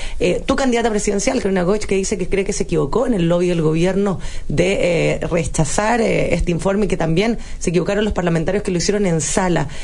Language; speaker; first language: Spanish; native; Spanish